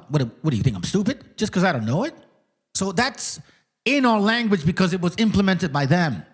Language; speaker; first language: English; early bilingual, other home language; Spanish